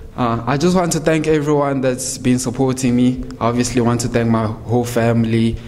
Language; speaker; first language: Italian; non-native, learner; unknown